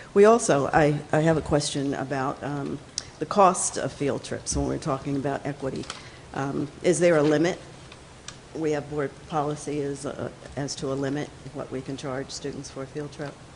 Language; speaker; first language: English; native; English